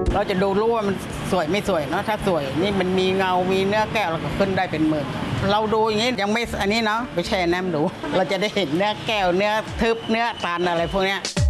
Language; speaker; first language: Thai; native; Thai